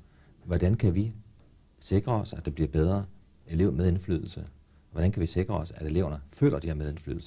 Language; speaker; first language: Danish; native; Danish